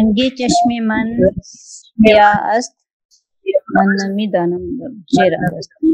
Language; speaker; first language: Persian; non-native, learner; Urdu